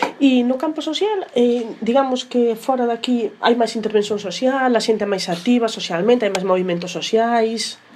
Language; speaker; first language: Galician; non-native, local second language; Spanish